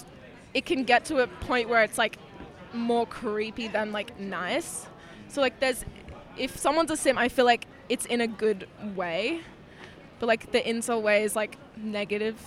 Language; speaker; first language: English; non-native, local second language; Cantonese